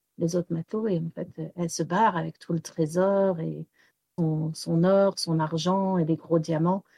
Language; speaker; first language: French; early bilingual, heritage; English